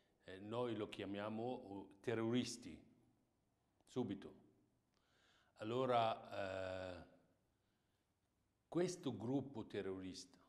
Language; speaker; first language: Italian; non-native, fluent; Arabic